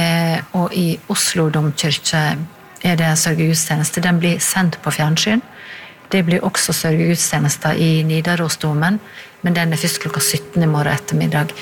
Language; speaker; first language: Norwegian; native; Norwegian